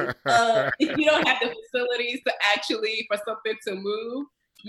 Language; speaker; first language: English; non-native, local second language; Yoruba